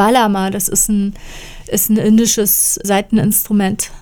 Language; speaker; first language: German; native; German